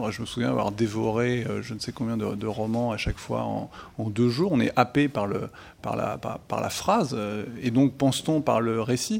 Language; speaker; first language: French; native; French